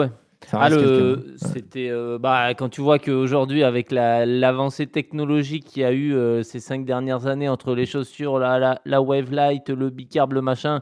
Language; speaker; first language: French; native; French